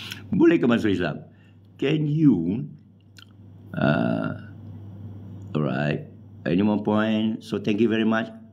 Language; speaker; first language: English; non-native, local second language; Min Nan Chinese